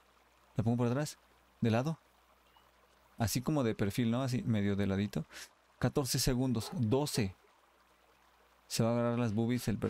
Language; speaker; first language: Spanish; native; Spanish